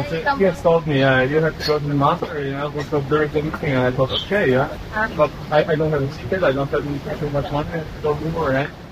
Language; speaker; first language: English; non-native, learner; Polish